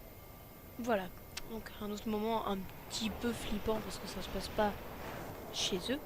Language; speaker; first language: French; native; French